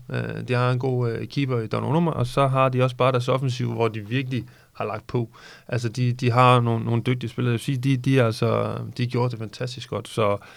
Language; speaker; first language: Danish; native; Danish